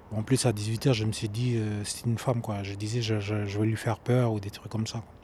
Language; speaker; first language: French; native; French